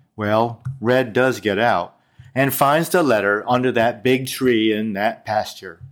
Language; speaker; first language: English; native; English